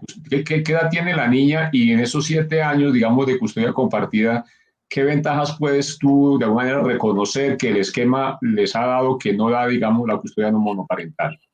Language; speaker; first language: Spanish; native; Spanish